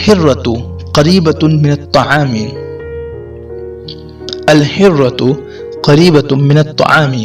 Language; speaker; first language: Arabic; non-native, fluent; Urdu